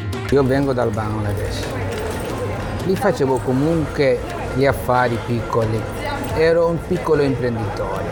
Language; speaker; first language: Italian; non-native, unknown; Bangla